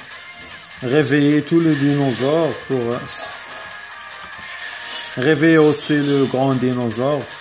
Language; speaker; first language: French; non-native, fluent; Arabic